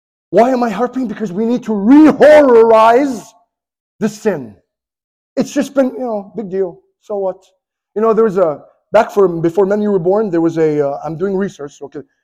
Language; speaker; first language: English; native; English